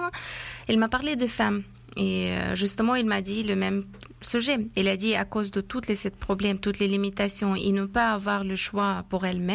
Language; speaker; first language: French; non-native, fluent; Persian